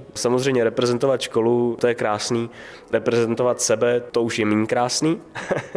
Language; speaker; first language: Czech; native; Czech